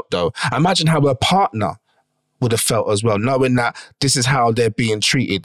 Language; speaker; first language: English; native; English